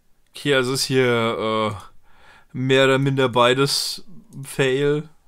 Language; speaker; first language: German; native; German